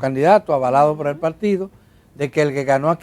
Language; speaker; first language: Spanish; native; Spanish